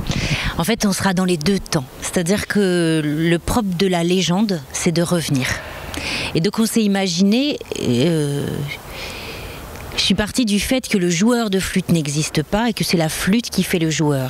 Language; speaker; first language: French; native; French